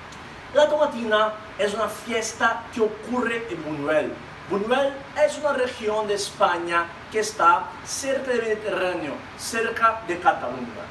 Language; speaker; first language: Spanish; non-native, fluent; Portuguese